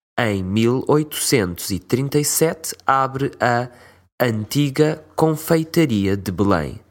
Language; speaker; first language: Portuguese; native; Portuguese